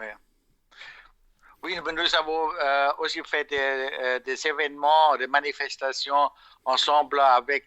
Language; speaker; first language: French; non-native, fluent; German